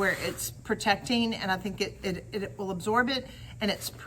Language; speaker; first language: English; native; English